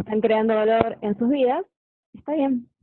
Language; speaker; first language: Spanish; native; Spanish